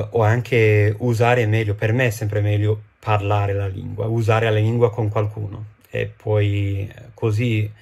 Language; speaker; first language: Italian; non-native, fluent; English